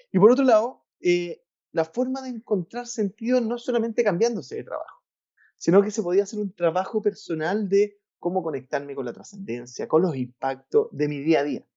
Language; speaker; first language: Spanish; native; Spanish